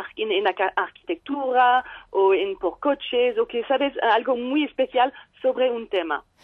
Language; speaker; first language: Spanish; non-native, fluent; French